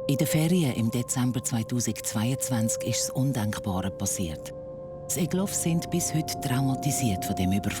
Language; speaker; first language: German; native; German